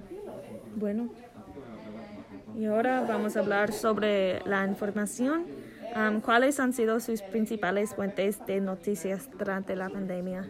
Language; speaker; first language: Spanish; non-native, learner; English